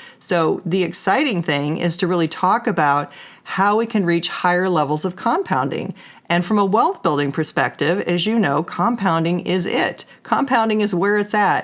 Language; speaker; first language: English; native; English